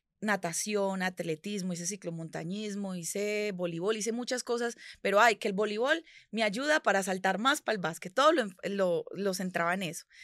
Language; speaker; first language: Spanish; native; Spanish